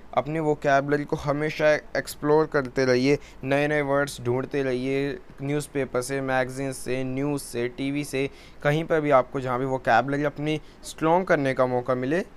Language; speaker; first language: Hindi; native; Hindi